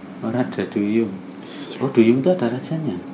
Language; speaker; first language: Indonesian; native; Indonesian